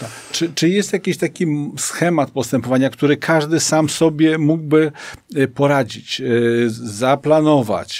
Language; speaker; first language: Polish; native; Polish